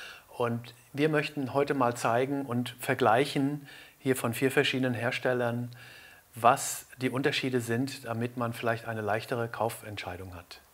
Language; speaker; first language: German; native; German